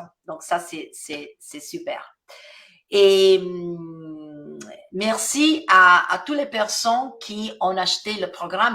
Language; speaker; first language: French; non-native, fluent; Italian